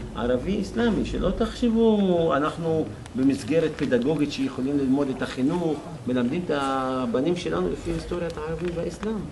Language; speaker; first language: Hebrew; non-native, local second language; Arabic